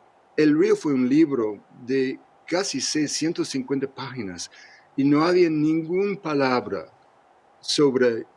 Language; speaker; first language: Spanish; non-native, fluent; English